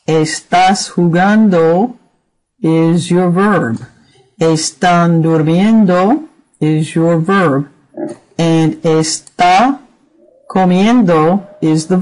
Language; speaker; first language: Spanish; non-native, fluent; English